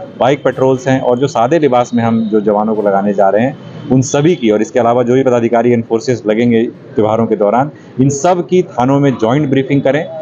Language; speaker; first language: Hindi; native; Hindi